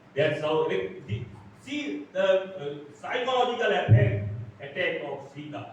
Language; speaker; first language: English; non-native, local second language; Gujarati